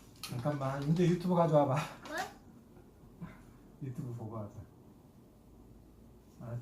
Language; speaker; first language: Korean; native; Korean